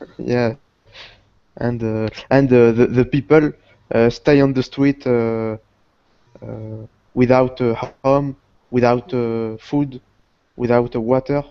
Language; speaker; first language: English; non-native, learner; Portuguese